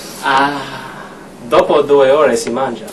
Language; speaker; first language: Italian; non-native, learner; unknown